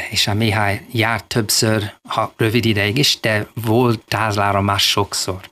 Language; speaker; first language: Hungarian; non-native, fluent; English